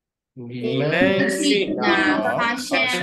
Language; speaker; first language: Chinese; non-native, learner; Burmese